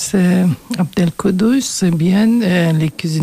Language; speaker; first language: French; non-native, learner; Turkish